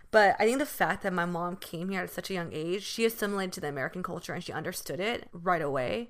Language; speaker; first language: English; early bilingual, other home language; Chinese